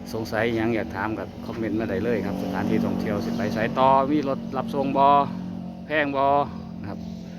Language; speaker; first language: Thai; native; Thai